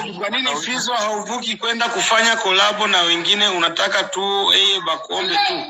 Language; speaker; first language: Swahili; non-native, local second language; Rundi